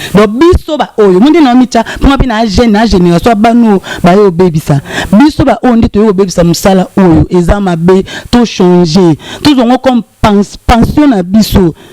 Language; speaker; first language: Lingala; native; Lingala